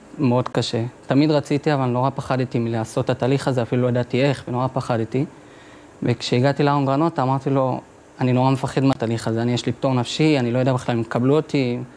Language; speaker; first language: Hebrew; native; Hebrew